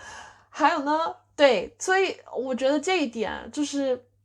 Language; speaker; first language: Chinese; non-native, fluent; English